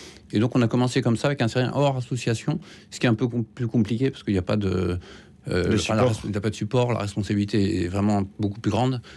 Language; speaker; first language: French; native; French